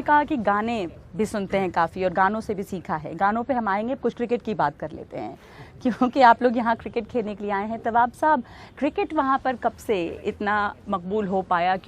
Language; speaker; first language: Hindi; native; Hindi